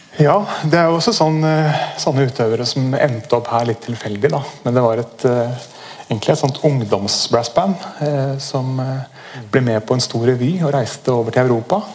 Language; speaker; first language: Norwegian; native; Norwegian